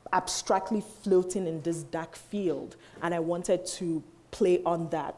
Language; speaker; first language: English; non-native, local second language; Igbo